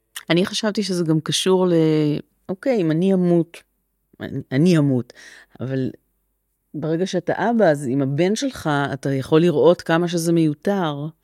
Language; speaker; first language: Hebrew; native; Hebrew